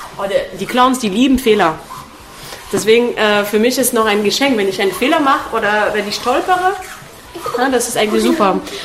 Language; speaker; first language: German; non-native, fluent; French